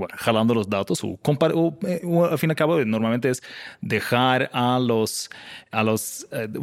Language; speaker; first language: Spanish; non-native, fluent; Swedish